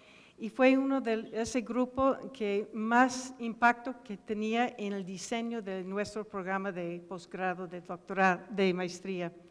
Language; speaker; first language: Spanish; non-native, fluent; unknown